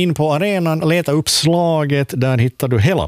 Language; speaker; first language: Swedish; native; Swedish